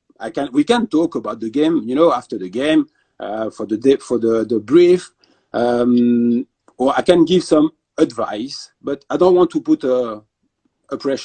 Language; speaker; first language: English; non-native, fluent; French